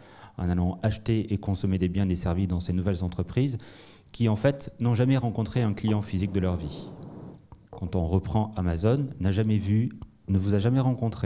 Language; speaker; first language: French; native; French